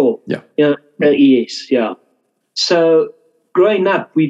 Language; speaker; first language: English; native; English